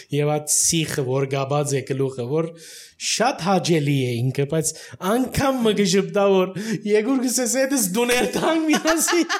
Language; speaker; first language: Armenian; early bilingual, heritage; Armenian